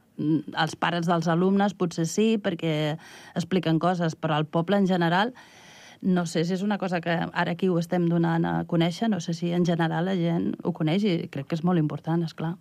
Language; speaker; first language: Catalan; native; Catalan